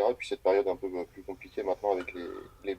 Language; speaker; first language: French; native; French